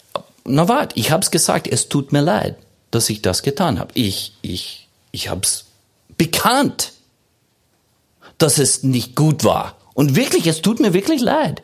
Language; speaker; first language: German; non-native, fluent; English